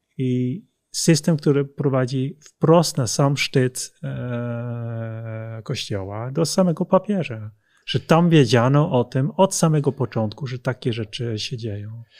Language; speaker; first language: Polish; non-native, fluent; Dutch